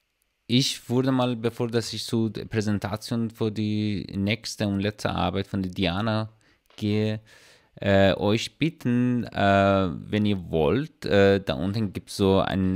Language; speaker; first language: German; non-native, learner; Persian